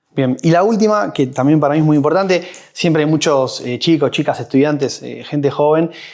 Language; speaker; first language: Spanish; native; Spanish